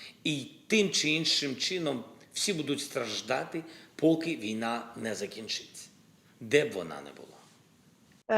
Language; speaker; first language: Ukrainian; non-native, local second language; Russian